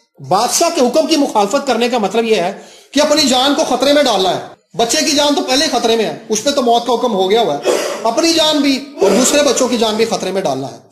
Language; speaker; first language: Urdu; non-native, local second language; Punjabi